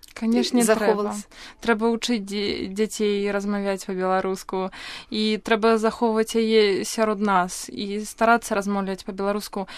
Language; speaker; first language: Belarusian; non-native, local second language; Russian